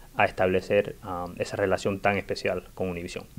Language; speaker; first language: Spanish; early bilingual, heritage; Spanish